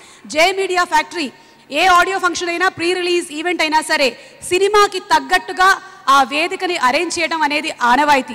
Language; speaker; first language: Telugu; native; Telugu